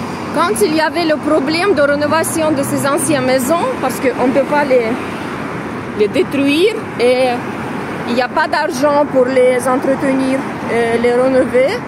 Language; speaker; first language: French; non-native, fluent; Russian